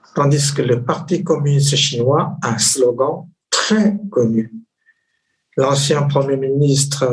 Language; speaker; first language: French; non-native, fluent; Chinese